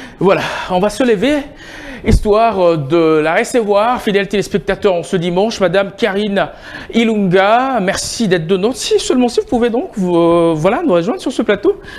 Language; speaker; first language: French; non-native, local second language; Lingala